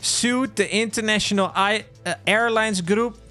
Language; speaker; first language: English; non-native, fluent; Dutch